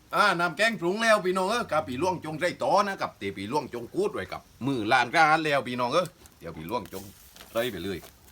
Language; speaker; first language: Thai; native; Thai